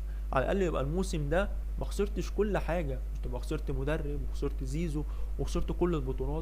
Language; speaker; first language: Arabic; native; Arabic